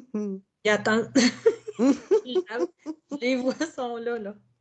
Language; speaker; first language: French; native; French